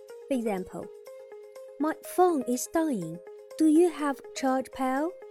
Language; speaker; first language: English; non-native, fluent; Chinese